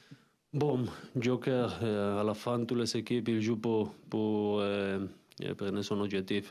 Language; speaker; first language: French; non-native, fluent; Spanish